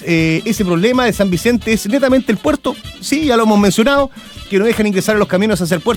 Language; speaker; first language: Spanish; native; Spanish